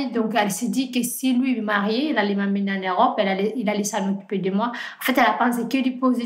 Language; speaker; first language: French; non-native, fluent; Fula